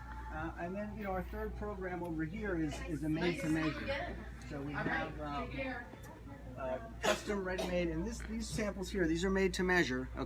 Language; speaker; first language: English; native; English